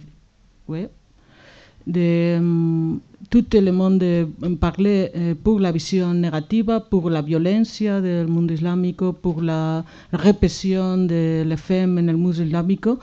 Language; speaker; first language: French; non-native, learner; Spanish